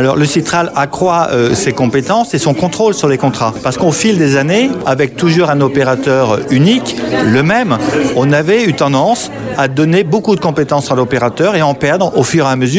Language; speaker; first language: French; native; French